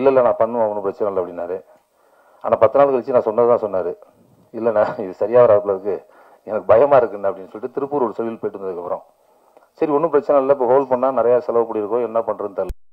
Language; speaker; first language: Tamil; native; Tamil